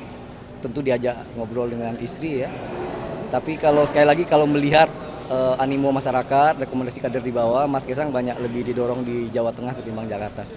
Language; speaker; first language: Indonesian; native; Indonesian